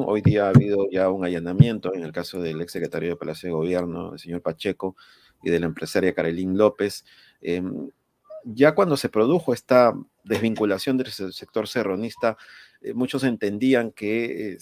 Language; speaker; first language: Spanish; native; Spanish